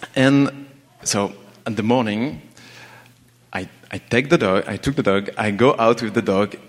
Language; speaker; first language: English; non-native, learner; French